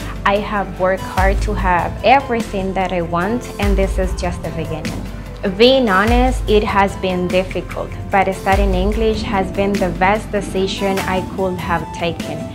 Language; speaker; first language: English; non-native, learner; Spanish